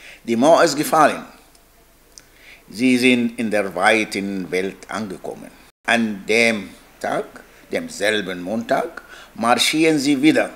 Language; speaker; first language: German; non-native, learner; Arabic